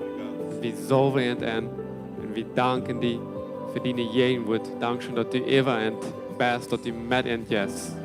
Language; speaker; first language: German; non-native, local second language; Low German